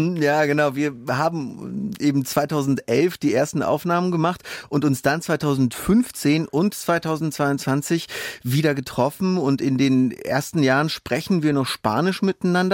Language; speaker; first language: German; native; German